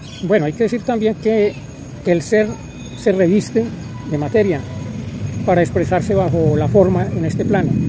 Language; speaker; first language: Spanish; native; Spanish